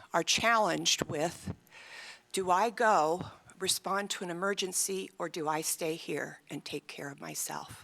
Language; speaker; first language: English; native; English